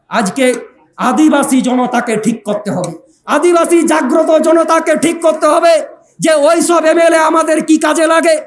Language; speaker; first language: Bangla; non-native, local second language; Santali